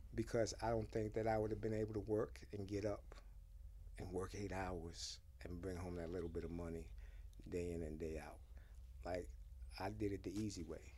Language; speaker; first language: English; early bilingual, other home language; Haitian Creole